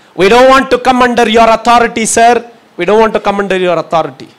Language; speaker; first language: English; non-native, local second language; Tamil